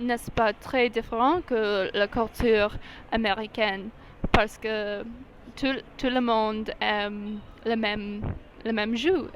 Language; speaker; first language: French; non-native, learner; English